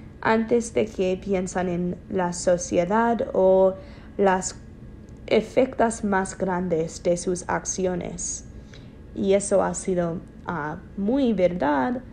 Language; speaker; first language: Spanish; non-native, learner; English